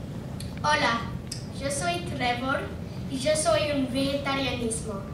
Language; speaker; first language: Spanish; non-native, learner; English